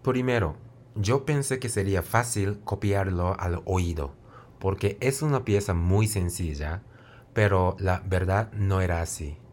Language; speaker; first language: Spanish; non-native, fluent; Japanese